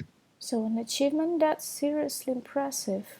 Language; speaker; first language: English; non-native, fluent; Russian